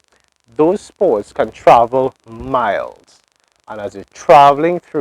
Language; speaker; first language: English; native; English